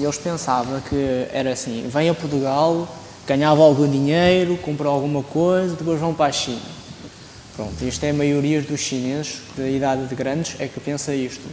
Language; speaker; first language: Portuguese; early bilingual, other home language; Chinese